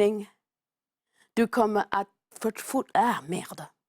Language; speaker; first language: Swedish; non-native, fluent; English